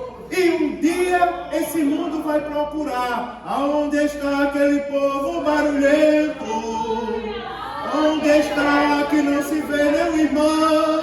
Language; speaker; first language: Portuguese; native; Portuguese